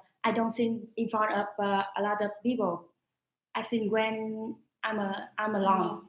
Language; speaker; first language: English; non-native, learner; Vietnamese